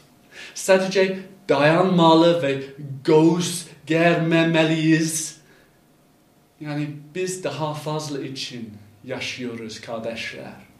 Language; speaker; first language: Turkish; non-native, fluent; English